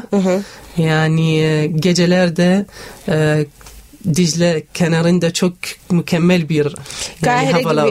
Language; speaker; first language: Turkish; non-native, fluent; Arabic